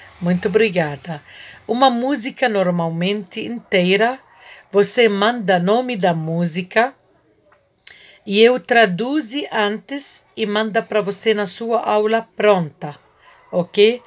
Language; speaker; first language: Portuguese; non-native, learner; Arabic